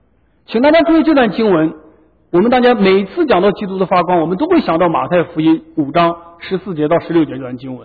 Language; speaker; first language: Chinese; native; Chinese